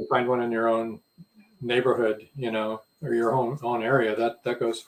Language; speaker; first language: English; native; English